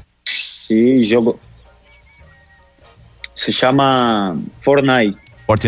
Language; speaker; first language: Portuguese; non-native, local second language; Spanish